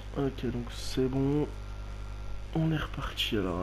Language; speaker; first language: French; native; French